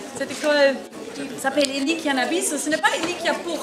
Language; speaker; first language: French; non-native, fluent; German